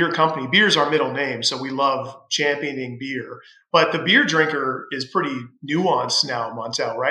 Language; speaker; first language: English; native; English